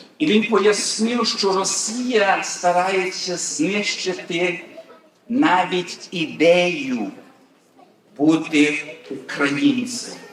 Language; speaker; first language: Ukrainian; early bilingual, heritage; Ukrainian